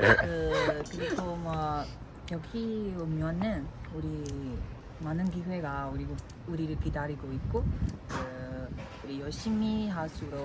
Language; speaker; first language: Korean; non-native, fluent; Burmese